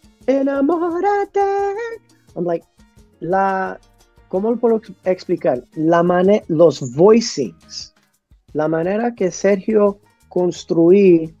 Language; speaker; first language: Spanish; early bilingual, heritage; English